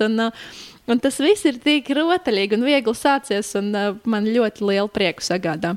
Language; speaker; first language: Latvian; native; Latvian